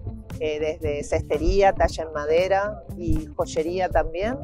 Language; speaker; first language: Spanish; native; Spanish